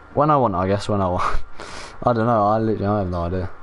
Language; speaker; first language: English; native; English